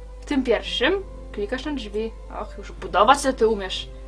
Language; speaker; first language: Polish; native; Polish